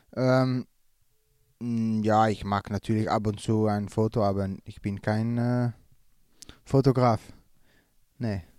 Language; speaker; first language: German; non-native, learner; Dutch